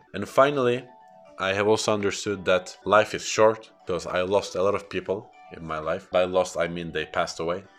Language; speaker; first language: English; non-native, fluent; Turkish